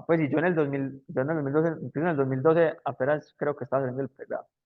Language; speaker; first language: Spanish; native; Spanish